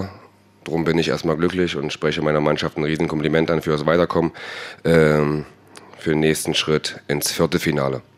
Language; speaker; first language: German; native; German